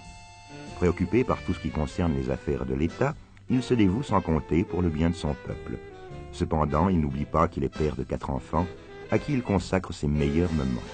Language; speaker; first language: French; native; French